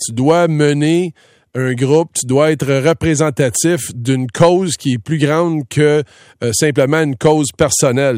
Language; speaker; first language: French; native; French